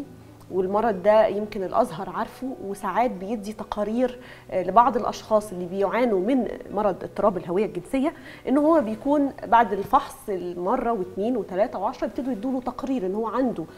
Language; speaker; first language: Arabic; native; Arabic